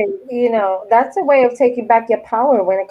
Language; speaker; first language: English; native; English